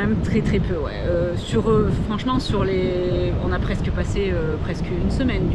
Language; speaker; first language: French; native; French